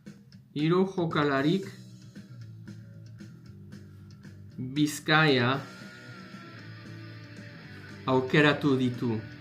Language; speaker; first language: Basque; non-native, learner; English